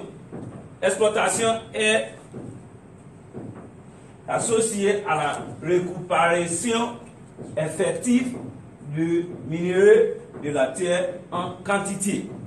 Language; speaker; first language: French; non-native, learner; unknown